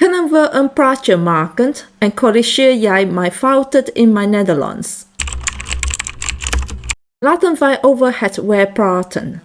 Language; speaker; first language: Dutch; non-native, learner; Chinese